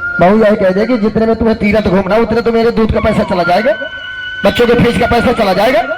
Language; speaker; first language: Hindi; native; Hindi